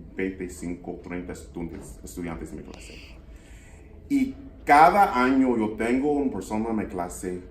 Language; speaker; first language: Spanish; non-native, learner; English